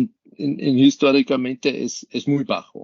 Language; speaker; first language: Spanish; non-native, learner; German